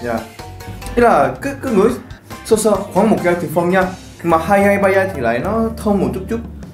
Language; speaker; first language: Vietnamese; non-native, fluent; Korean